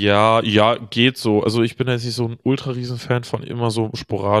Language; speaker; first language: German; native; German